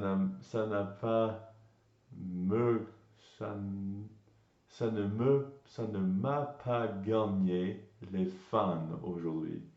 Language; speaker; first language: French; non-native, learner; English